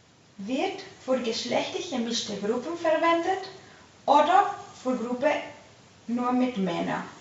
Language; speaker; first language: German; non-native, fluent; Spanish